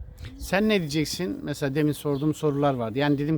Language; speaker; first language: Turkish; native; Turkish